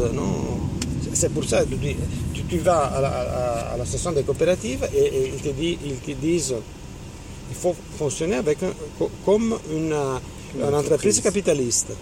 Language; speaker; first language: French; non-native, fluent; Italian